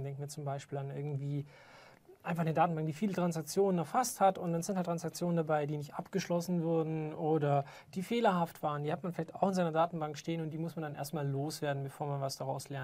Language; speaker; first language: German; native; German